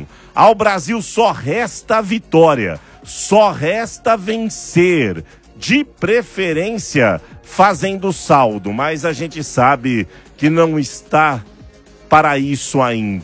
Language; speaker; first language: Portuguese; native; Portuguese